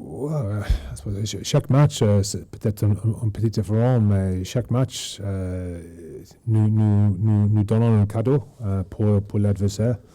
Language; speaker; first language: French; non-native, learner; English